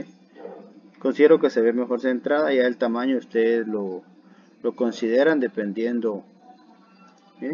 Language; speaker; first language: Spanish; native; Spanish